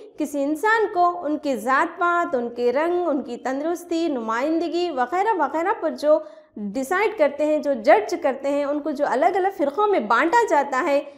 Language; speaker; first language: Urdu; native; Urdu